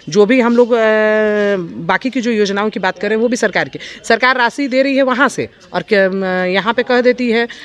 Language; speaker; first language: Hindi; native; Hindi